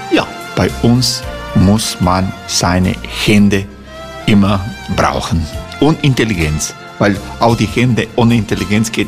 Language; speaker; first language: German; non-native, fluent; Croatian